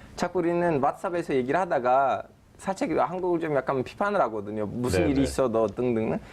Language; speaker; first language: Korean; non-native, fluent; Turkish